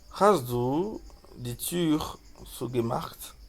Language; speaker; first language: German; non-native, fluent; French